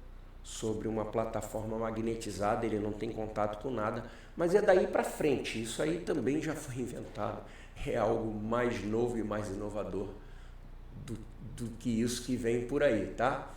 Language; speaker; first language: Portuguese; native; Portuguese